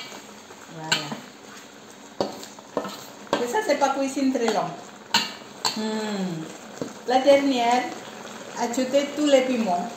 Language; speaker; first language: French; non-native, learner; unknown